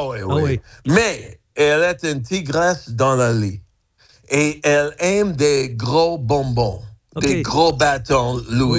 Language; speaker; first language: French; non-native, fluent; English